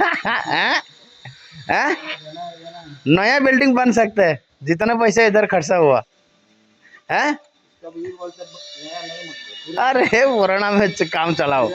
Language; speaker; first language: Hindi; non-native, fluent; Bangla